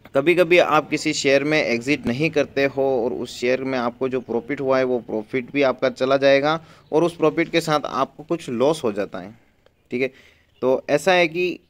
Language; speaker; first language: Hindi; native; Hindi